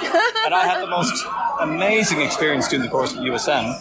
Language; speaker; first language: English; native; English